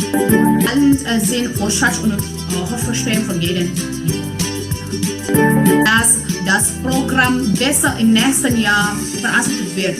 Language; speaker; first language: German; non-native, learner; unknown